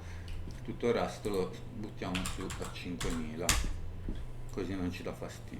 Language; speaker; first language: Italian; native; Italian